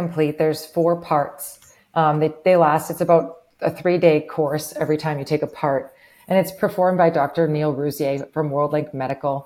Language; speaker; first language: English; native; English